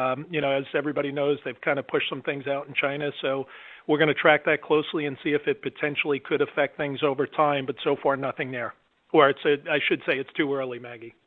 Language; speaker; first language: English; native; English